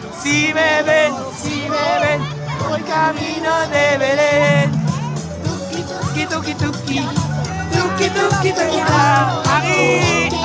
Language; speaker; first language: Spanish; non-native, learner; Filipino